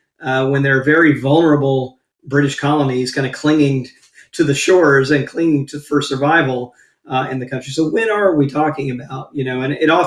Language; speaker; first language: English; native; English